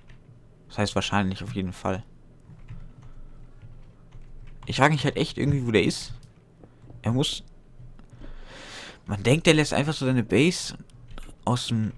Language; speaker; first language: German; native; German